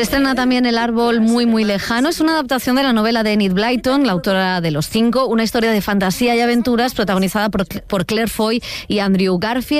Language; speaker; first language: Spanish; native; Spanish